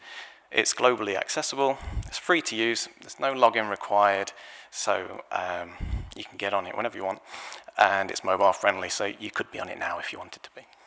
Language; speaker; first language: English; native; English